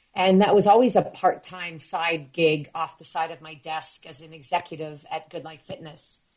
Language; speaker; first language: English; native; English